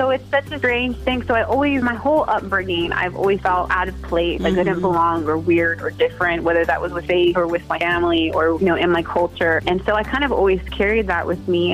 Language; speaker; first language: English; native; English